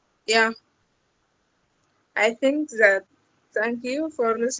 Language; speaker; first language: English; non-native, learner; Arabic